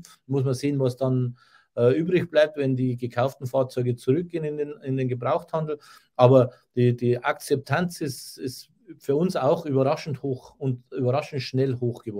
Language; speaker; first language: German; native; German